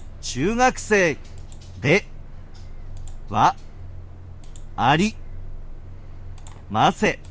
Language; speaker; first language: Japanese; non-native, learner; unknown